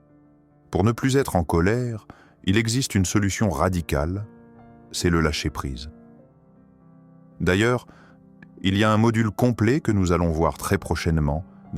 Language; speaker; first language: French; native; French